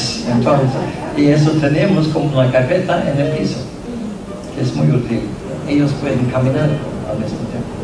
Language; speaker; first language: Spanish; non-native, fluent; Norwegian